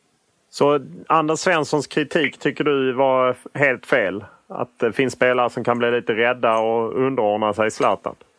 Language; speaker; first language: Swedish; native; Swedish